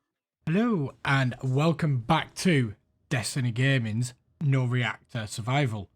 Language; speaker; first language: English; native; English